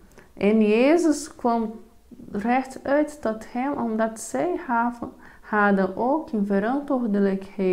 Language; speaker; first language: Dutch; non-native, fluent; Portuguese